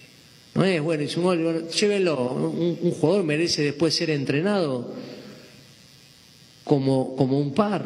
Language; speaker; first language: Spanish; native; Spanish